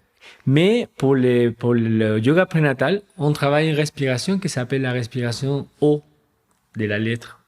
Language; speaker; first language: French; non-native, fluent; Spanish